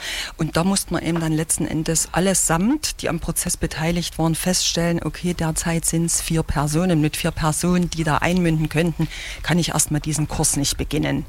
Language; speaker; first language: German; native; German